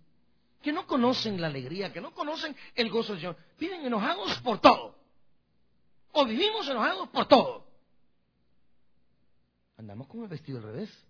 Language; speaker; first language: Spanish; native; Spanish